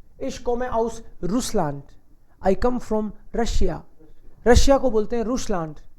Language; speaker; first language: Hindi; native; Hindi